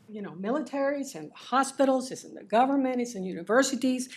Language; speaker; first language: English; early bilingual, other home language; Spanish